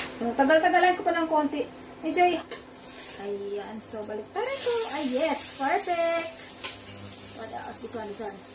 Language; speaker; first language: Filipino; non-native, local second language; Cebuano